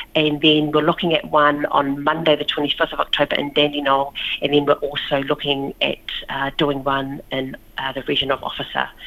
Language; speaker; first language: English; native; English